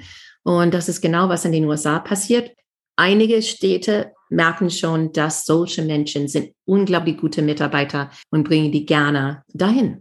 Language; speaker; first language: German; non-native, fluent; English